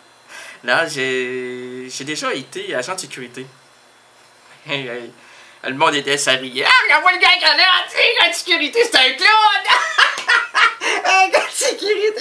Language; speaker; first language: French; native; French